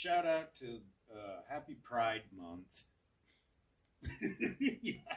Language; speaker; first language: English; native; English